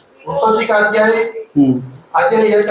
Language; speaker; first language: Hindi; non-native, local second language; Telugu